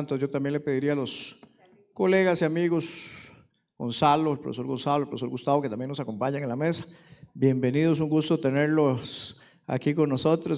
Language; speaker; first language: Spanish; native; Spanish